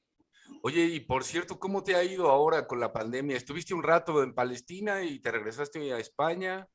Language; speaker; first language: Spanish; native; Spanish